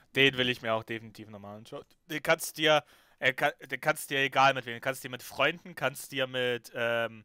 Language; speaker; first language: German; early bilingual, other home language; Ukrainian